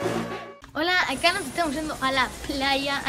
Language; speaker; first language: Spanish; native; Spanish